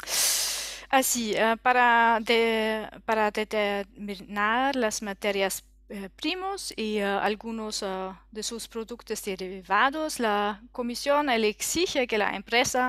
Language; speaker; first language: Spanish; non-native, learner; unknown